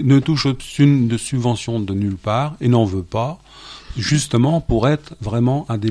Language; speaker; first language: French; native; French